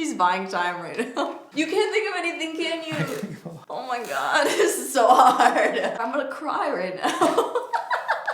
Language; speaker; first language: English; native; English